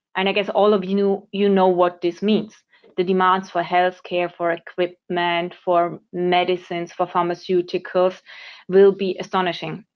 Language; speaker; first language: English; non-native, fluent; German